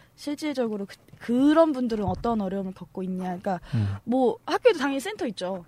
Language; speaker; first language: Korean; non-native, fluent; Turkish